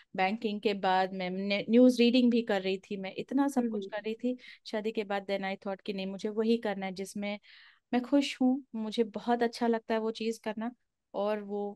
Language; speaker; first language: Hindi; non-native, local second language; Marathi